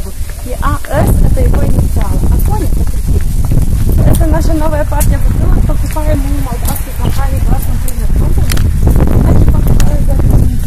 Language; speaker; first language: Russian; non-native, local second language; Romanian